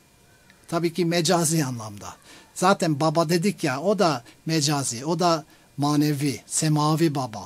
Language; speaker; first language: Turkish; non-native, fluent; English